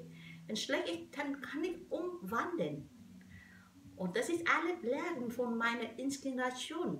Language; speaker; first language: German; non-native, learner; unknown